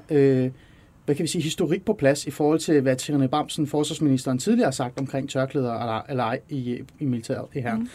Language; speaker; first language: Danish; early bilingual, other home language; Persian